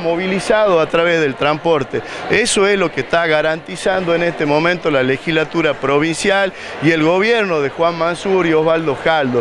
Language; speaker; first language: Spanish; native; Spanish